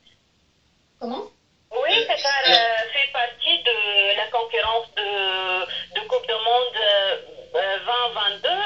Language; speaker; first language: French; non-native, local second language; Arabic